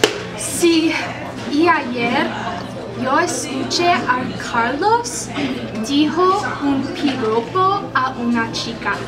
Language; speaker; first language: Spanish; non-native, learner; English